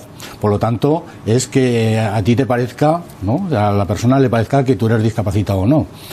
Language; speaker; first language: Spanish; native; Spanish